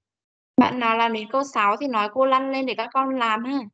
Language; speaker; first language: Vietnamese; native; Vietnamese